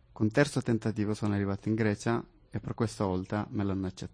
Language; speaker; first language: Italian; non-native, fluent; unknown